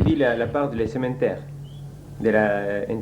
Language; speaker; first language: French; non-native, learner; Spanish